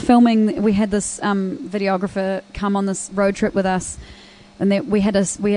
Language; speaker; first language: English; native; English